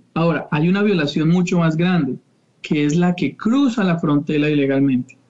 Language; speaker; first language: Spanish; native; Spanish